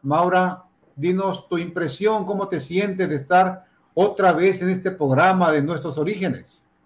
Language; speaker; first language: Spanish; native; Spanish